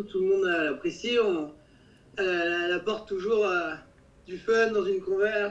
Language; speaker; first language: French; native; French